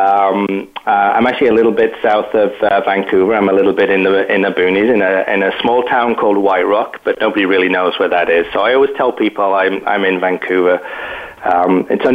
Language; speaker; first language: English; native; English